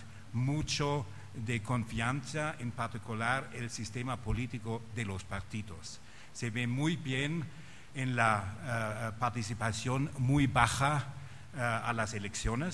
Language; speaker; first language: Spanish; non-native, fluent; German